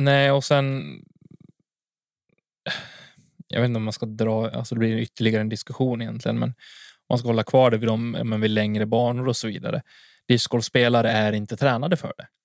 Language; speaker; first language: Swedish; native; Swedish